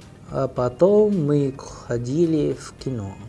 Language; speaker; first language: Russian; non-native, fluent; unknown